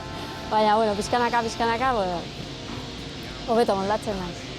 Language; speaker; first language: Basque; non-native, learner; Spanish